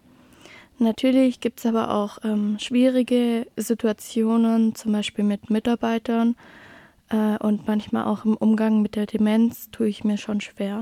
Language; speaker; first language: German; native; German